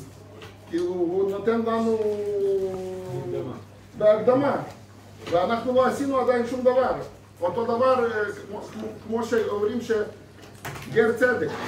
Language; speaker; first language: Hebrew; non-native, fluent; Russian